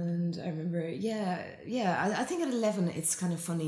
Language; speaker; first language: English; native; English